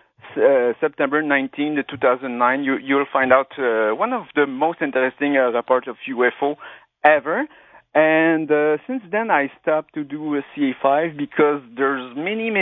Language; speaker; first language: English; non-native, fluent; French